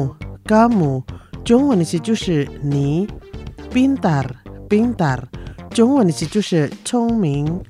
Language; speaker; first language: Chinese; non-native, learner; Indonesian